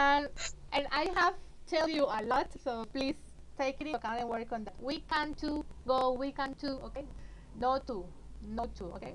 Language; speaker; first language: English; non-native, fluent; Spanish